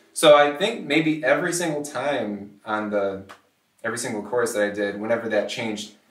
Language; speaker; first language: English; native; English